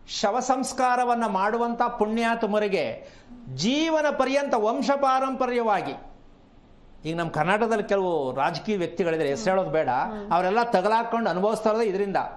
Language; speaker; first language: Kannada; native; Kannada